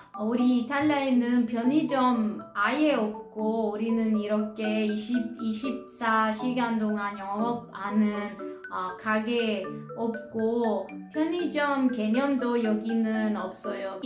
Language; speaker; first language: Korean; non-native, learner; Italian